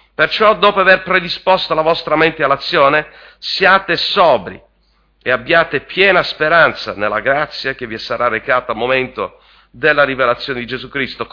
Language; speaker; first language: Italian; native; Italian